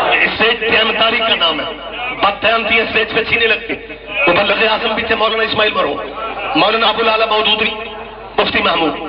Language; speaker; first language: Urdu; non-native, local second language; Punjabi